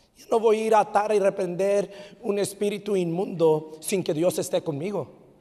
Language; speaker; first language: Spanish; early bilingual, heritage; Spanish